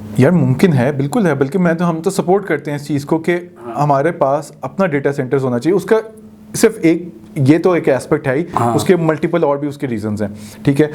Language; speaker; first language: Urdu; non-native, local second language; Punjabi